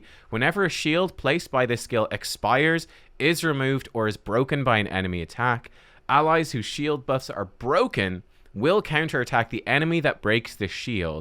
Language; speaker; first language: English; native; English